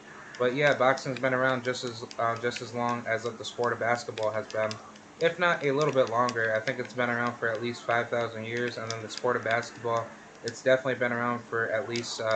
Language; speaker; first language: English; native; English